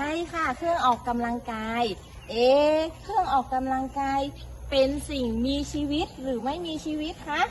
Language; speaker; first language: Thai; native; Thai